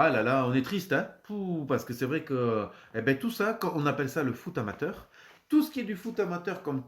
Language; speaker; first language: French; native; French